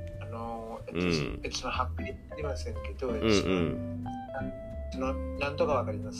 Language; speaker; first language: Japanese; non-native, learner; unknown